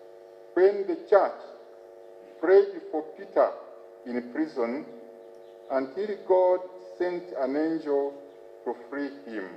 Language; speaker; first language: English; non-native, local second language; Ganda